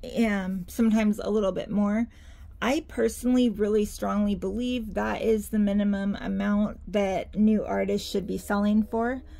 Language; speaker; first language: English; native; English